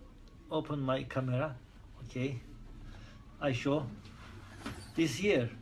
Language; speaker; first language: English; non-native, learner; Turkish